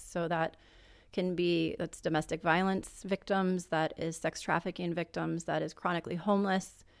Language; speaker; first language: English; native; English